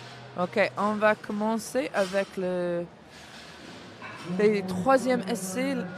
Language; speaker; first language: French; non-native, fluent; English